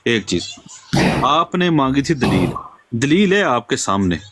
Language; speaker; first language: Hindi; non-native, local second language; Punjabi